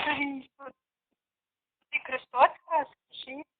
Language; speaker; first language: Russian; native; Russian